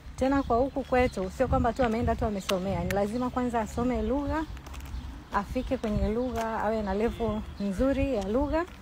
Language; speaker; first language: Swahili; native; Swahili